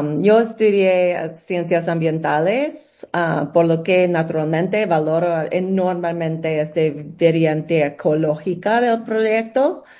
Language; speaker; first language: Spanish; non-native, learner; English